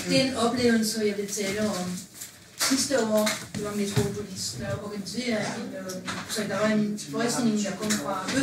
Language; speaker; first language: Danish; non-native, fluent; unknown